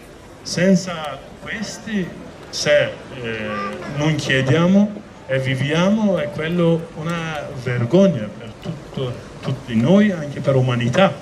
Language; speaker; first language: Italian; non-native, learner; Kurdish